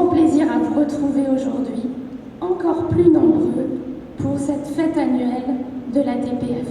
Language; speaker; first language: French; native; French